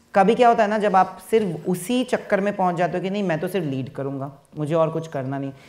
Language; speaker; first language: Hindi; non-native, local second language; Bangla